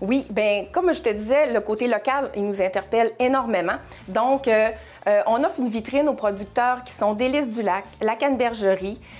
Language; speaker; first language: French; native; French